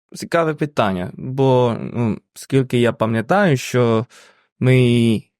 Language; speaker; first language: Ukrainian; non-native, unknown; Indonesian